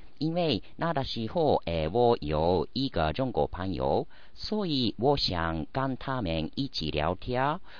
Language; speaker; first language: Chinese; non-native, learner; Japanese